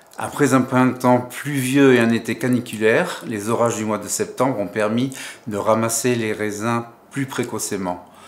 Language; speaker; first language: French; native; French